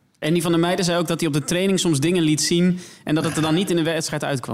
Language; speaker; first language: Dutch; native; Dutch